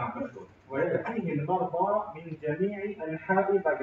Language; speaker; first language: Arabic; non-native, fluent; Urdu